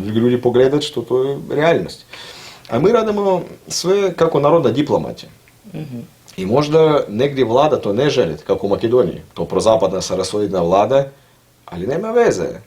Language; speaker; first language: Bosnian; non-native, learner; Russian